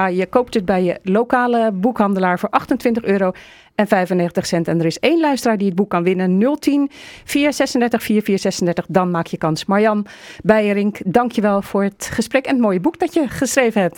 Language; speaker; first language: Dutch; native; Dutch